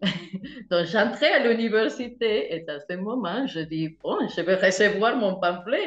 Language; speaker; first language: French; non-native, fluent; Spanish